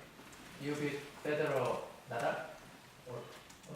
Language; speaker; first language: English; non-native, learner; Korean